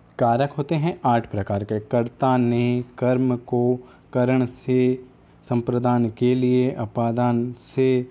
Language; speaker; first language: Hindi; native; Hindi